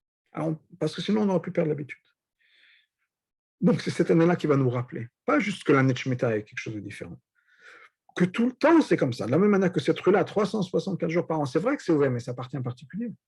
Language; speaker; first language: French; native; French